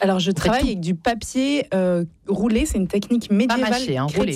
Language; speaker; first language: French; native; French